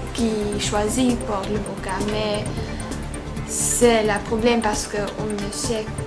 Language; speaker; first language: French; non-native, learner; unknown